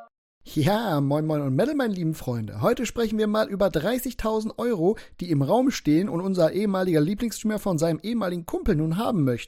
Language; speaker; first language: German; native; German